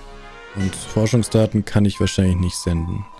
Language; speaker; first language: German; native; German